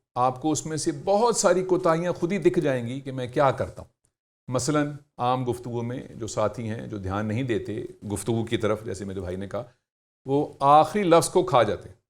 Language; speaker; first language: Urdu; native; Urdu